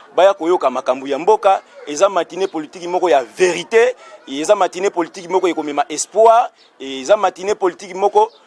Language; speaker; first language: Lingala; native; Lingala